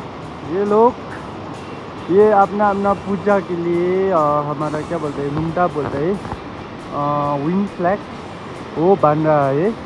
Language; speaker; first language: Hindi; non-native, local second language; Nepali